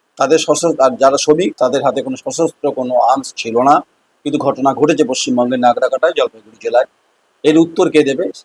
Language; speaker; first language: Bangla; native; Bangla